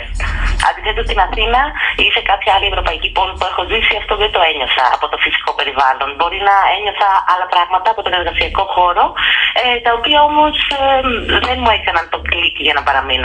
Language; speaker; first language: Greek; native; Greek